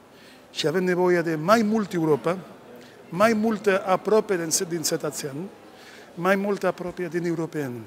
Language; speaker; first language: Romanian; non-native, learner; Spanish